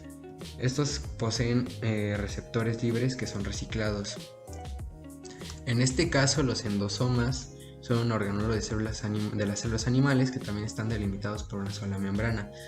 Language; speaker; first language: Spanish; native; Spanish